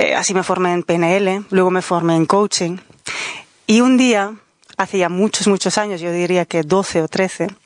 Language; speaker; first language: Spanish; non-native, fluent; Dutch